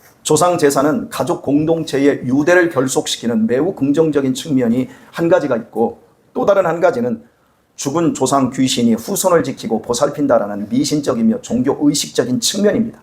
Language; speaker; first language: Korean; native; Korean